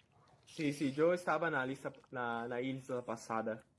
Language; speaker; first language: Spanish; non-native, learner; Portuguese